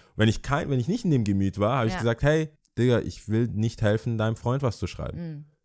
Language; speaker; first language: German; native; German